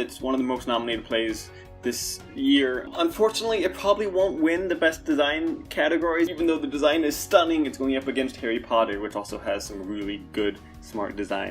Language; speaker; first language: English; native; English